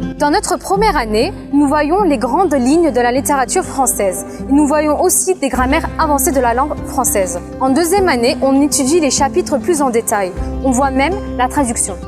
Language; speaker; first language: French; native; French